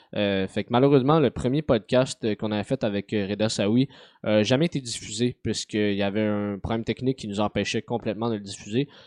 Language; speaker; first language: French; native; French